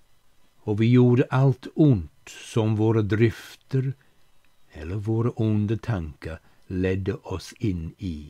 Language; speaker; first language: Swedish; non-native, fluent; English